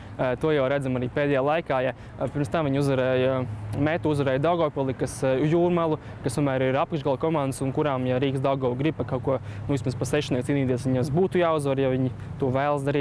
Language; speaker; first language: Latvian; native; Latvian